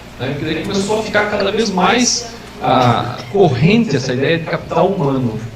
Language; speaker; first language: Portuguese; native; Portuguese